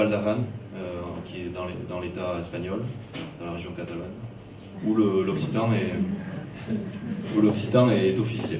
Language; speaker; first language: French; native; French